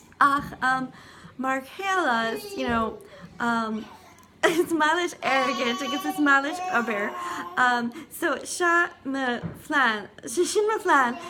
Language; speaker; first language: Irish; non-native, learner; English